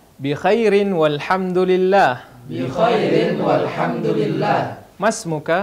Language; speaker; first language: Arabic; non-native, fluent; Indonesian